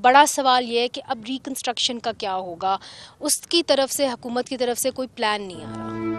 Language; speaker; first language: Urdu; native; Urdu